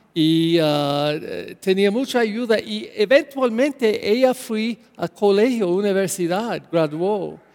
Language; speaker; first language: Spanish; non-native, learner; English